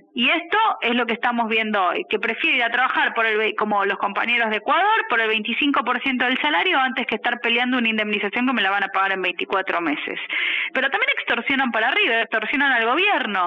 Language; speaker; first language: Spanish; native; Spanish